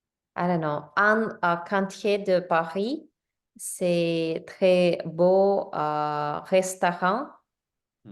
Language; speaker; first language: French; non-native, learner; English